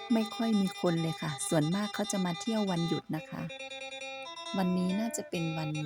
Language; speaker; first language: Thai; native; Thai